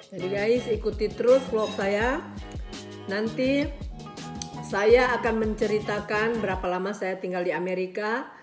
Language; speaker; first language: Indonesian; native; Indonesian